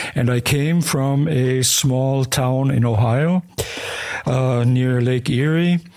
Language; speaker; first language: English; early bilingual, other home language; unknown